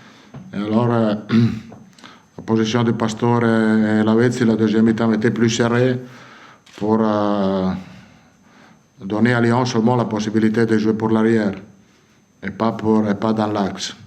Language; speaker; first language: French; non-native, fluent; Italian